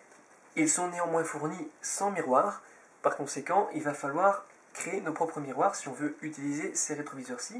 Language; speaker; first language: French; native; French